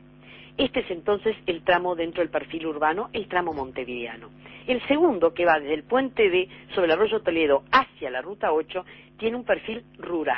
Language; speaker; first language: Spanish; native; Spanish